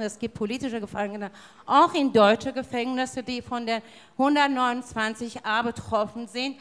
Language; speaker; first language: German; non-native, fluent; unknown